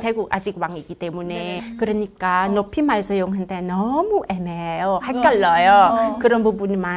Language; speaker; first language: Korean; non-native, learner; Thai